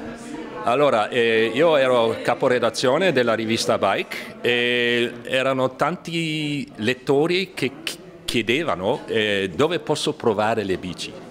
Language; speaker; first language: Italian; non-native, fluent; German